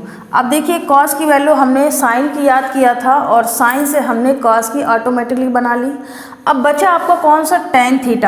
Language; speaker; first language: Hindi; native; Hindi